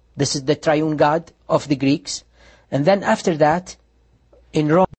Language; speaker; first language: English; non-native, fluent; Arabic